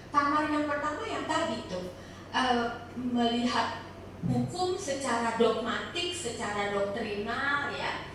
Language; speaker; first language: Indonesian; native; Indonesian